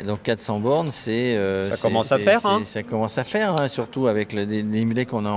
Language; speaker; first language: French; native; French